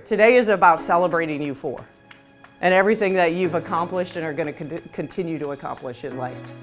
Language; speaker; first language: English; native; English